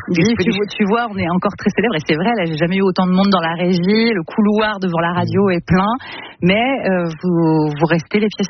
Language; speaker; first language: French; native; French